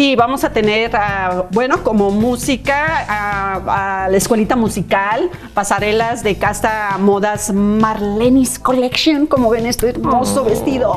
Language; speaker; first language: Spanish; native; Spanish